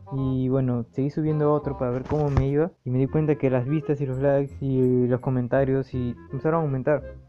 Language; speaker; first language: Spanish; native; Spanish